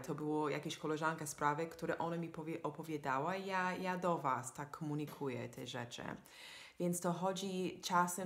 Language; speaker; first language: Polish; non-native, fluent; English